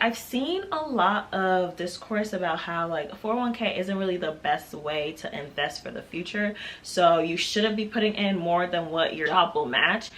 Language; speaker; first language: English; native; English